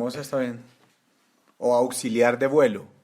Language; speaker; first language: Spanish; native; Spanish